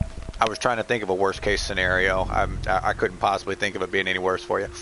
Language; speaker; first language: English; native; English